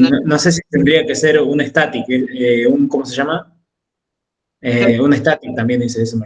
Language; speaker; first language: Spanish; native; Spanish